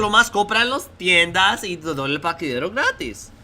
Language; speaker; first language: Spanish; early bilingual, heritage; Spanish